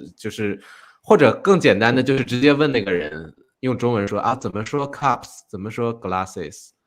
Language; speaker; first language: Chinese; native; Chinese